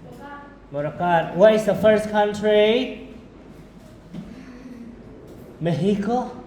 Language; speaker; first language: English; non-native, fluent; Khmer